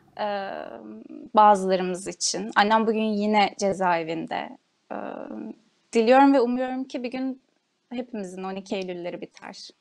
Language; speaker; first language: Turkish; non-native, local second language; Kurdish